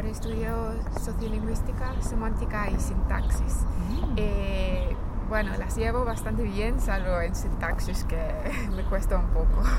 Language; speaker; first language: Spanish; non-native, fluent; English